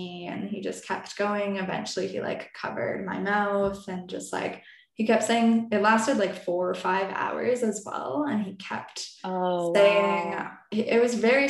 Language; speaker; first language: English; native; English